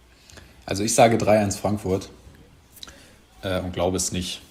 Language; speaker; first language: German; native; German